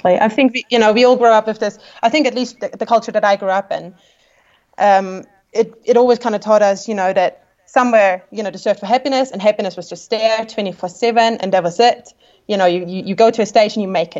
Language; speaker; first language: English; non-native, fluent; German